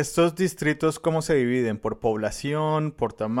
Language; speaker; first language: Spanish; native; Spanish